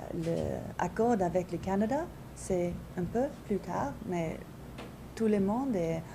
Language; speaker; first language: French; non-native, learner; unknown